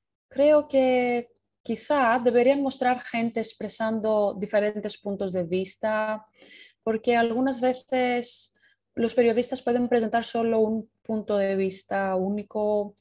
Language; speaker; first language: Spanish; non-native, fluent; Greek